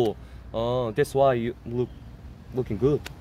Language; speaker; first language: English; non-native, learner; Korean